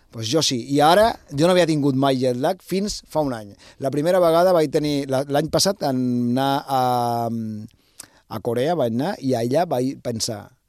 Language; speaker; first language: Catalan; native; Catalan